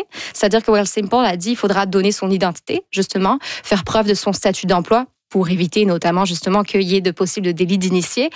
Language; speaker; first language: French; native; French